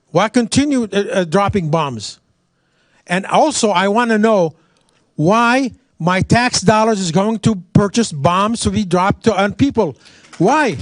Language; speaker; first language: English; non-native, fluent; Arabic